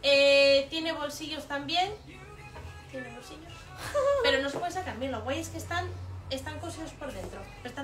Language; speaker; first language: Spanish; native; Spanish